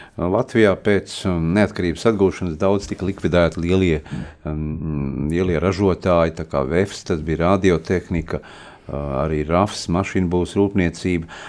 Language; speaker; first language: Latvian; native; Latvian